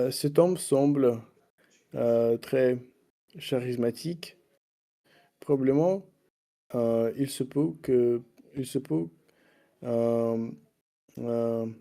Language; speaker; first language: French; non-native, learner; Russian